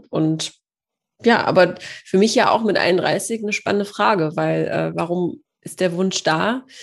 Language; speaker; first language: German; early bilingual, other home language; Polish